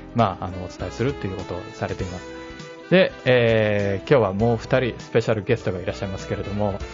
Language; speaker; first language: Japanese; native; Japanese